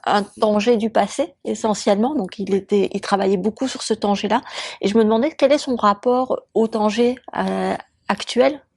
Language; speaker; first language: French; native; French